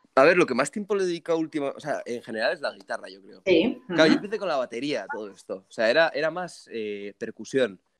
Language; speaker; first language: Spanish; native; Spanish